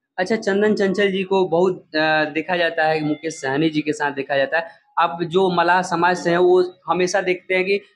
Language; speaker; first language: Hindi; non-native, local second language; Bhojpuri